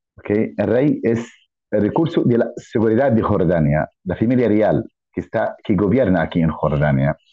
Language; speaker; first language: Spanish; non-native, fluent; Arabic